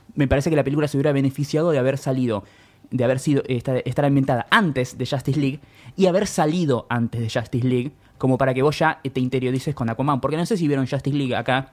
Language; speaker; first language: Spanish; native; Spanish